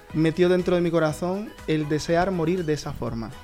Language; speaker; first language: Spanish; native; Spanish